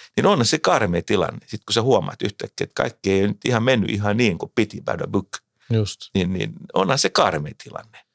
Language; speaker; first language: Finnish; native; Finnish